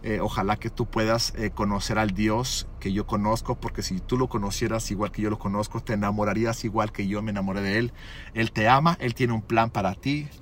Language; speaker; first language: Spanish; early bilingual, other home language; English